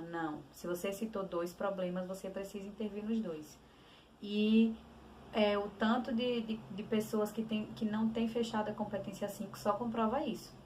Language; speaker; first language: Portuguese; native; Portuguese